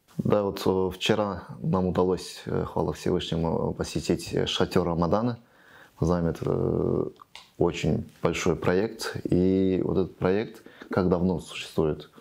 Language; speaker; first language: Russian; non-native, local second language; Kyrgyz